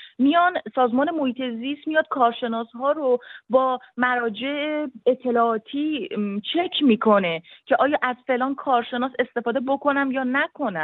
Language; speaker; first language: Persian; native; Persian